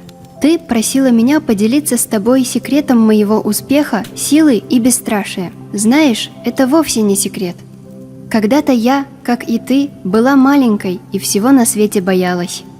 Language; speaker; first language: Russian; native; Russian